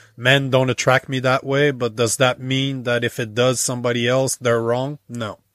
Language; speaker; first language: English; native; English